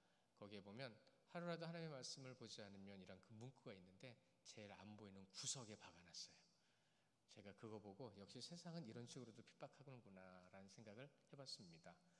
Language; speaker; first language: Korean; native; Korean